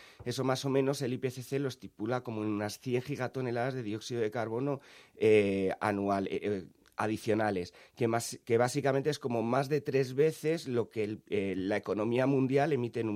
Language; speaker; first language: Spanish; native; Spanish